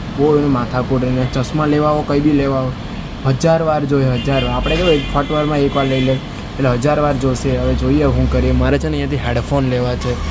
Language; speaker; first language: Gujarati; native; Gujarati